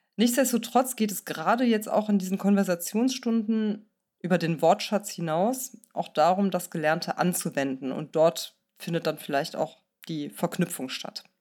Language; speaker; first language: German; native; German